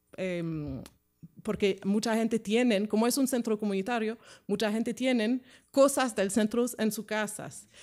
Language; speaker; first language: Spanish; non-native, fluent; French